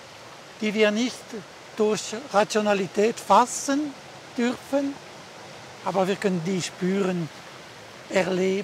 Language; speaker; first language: German; non-native, local second language; French